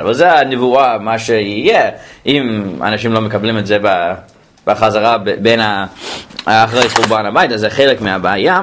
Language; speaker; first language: Hebrew; non-native, fluent; English